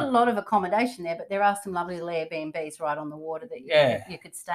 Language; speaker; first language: English; native; English